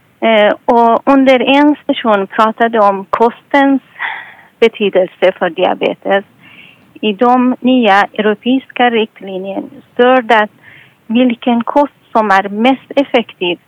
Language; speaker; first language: Swedish; non-native, fluent; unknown